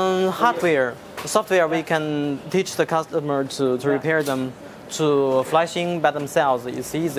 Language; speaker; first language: English; non-native, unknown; Chinese